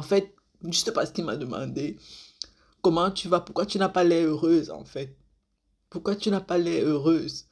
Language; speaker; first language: French; native; French